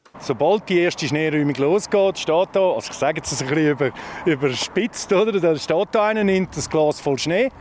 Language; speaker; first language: German; native; German